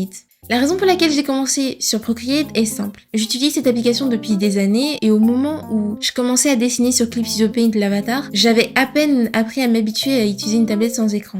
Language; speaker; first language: French; native; French